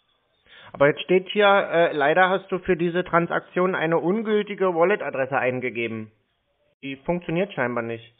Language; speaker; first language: German; native; German